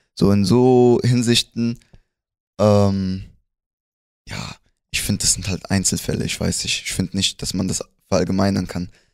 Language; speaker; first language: German; early bilingual, other home language; Spanish